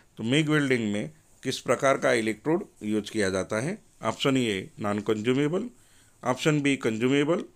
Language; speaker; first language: Hindi; non-native, local second language; Marathi